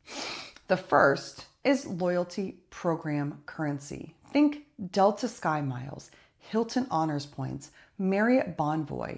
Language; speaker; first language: English; native; English